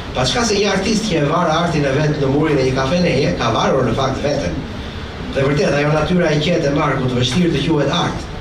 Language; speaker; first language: Albanian; native; Albanian